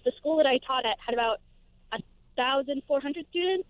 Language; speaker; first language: English; native; English